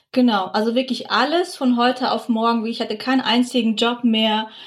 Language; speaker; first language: German; early bilingual, other home language; Russian